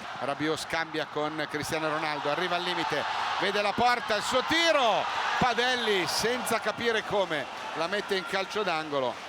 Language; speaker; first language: Italian; native; Italian